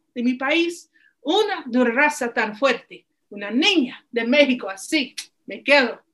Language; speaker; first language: Spanish; early bilingual, other home language; English